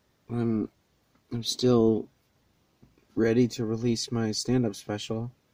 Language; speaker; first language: English; native; English